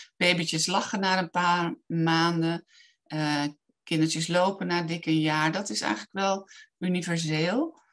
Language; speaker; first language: Dutch; native; Dutch